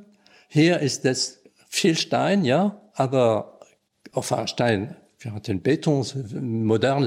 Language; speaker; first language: German; non-native, learner; French